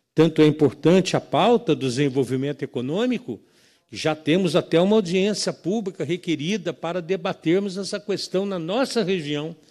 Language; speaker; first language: Portuguese; native; Portuguese